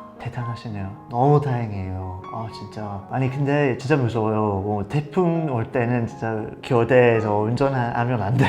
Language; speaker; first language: Korean; non-native, fluent; English